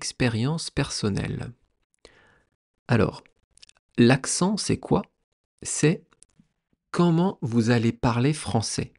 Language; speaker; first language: French; native; French